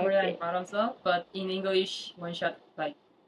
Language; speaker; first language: English; non-native, fluent; Korean